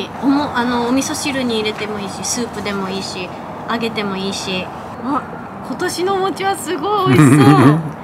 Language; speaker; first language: Japanese; native; Japanese